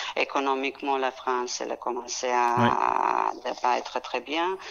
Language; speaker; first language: French; non-native, fluent; Serbian